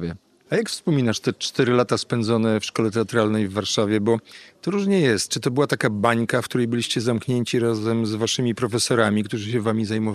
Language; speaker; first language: Polish; native; Polish